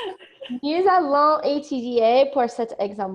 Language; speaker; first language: French; non-native, fluent; English